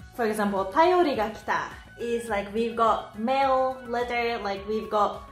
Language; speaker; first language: English; non-native, fluent; Japanese